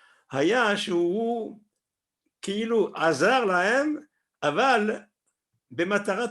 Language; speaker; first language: Hebrew; non-native, fluent; French